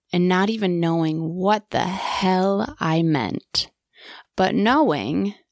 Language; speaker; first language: English; native; English